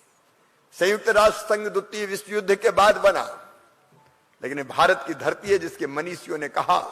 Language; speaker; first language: Hindi; native; Hindi